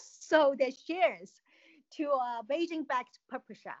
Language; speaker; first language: English; non-native, local second language; Cantonese